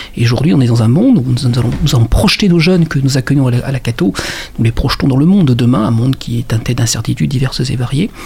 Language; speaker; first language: French; native; French